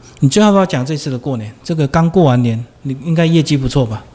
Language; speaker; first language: Chinese; native; Chinese